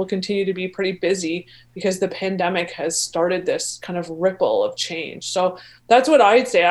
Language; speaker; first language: English; native; English